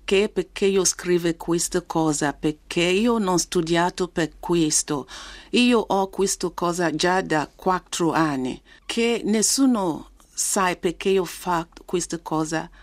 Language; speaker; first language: Italian; non-native, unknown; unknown